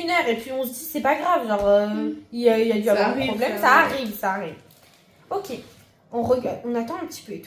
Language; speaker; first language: French; native; French